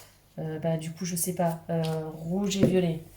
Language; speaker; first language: French; native; French